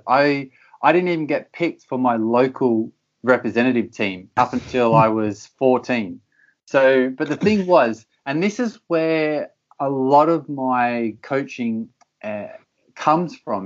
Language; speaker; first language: English; native; English